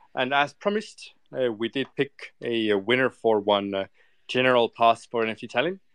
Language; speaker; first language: English; non-native, fluent; Estonian